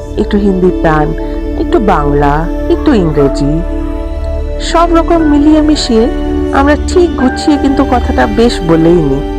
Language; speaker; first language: Bangla; early bilingual, heritage; Bangla